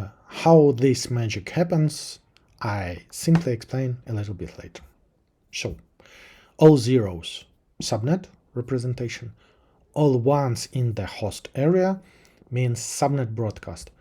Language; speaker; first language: English; non-native, fluent; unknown